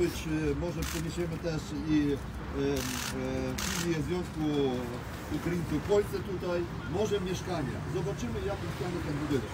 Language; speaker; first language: Polish; non-native, fluent; Ukrainian